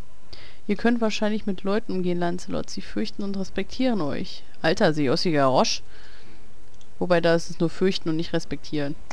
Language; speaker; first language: German; native; German